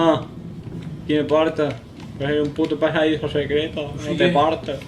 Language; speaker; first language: Catalan; native; Catalan